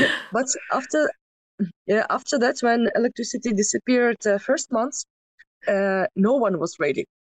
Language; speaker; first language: English; non-native, fluent; Ukrainian